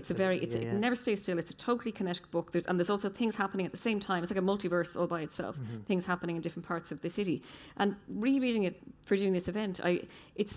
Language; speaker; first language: English; native; English